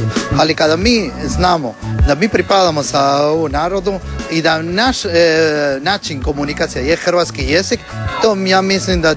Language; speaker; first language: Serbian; non-native, learner; Spanish